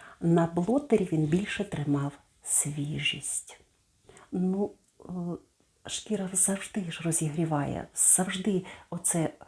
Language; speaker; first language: Ukrainian; native; Ukrainian